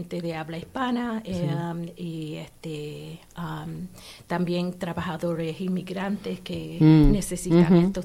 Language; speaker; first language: Spanish; early bilingual, heritage; Spanish